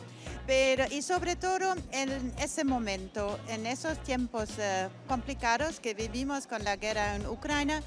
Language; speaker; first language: Spanish; non-native, fluent; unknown